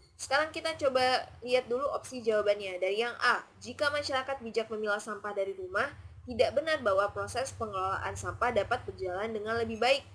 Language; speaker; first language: Indonesian; native; Indonesian